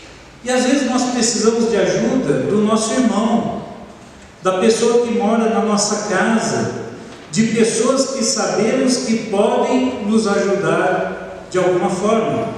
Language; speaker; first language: Portuguese; native; Portuguese